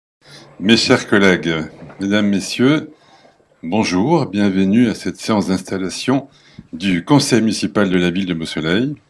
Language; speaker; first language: French; native; French